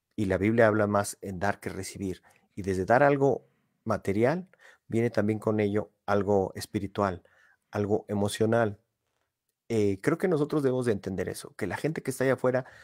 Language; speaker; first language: Spanish; native; Spanish